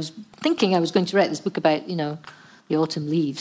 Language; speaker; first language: English; native; English